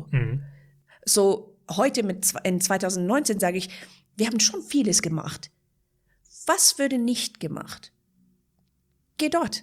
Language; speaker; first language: German; non-native, fluent; Persian